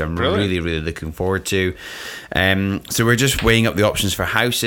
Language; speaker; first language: English; native; English